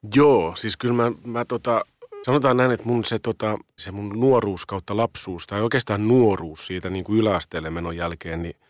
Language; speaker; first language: Finnish; native; Finnish